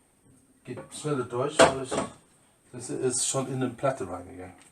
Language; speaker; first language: German; non-native, fluent; English